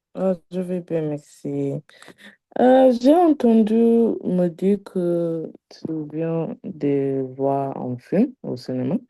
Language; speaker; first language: French; non-native, learner; Igbo